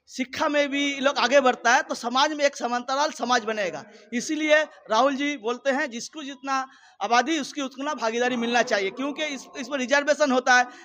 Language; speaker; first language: Hindi; non-native, local second language; Bangla